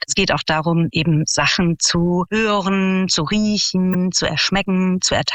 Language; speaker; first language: German; native; German